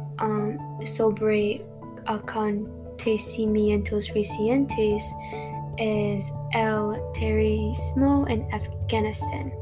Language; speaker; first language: Spanish; non-native, learner; English